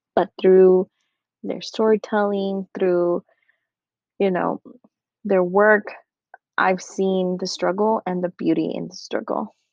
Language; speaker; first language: English; early bilingual, other home language; Spanish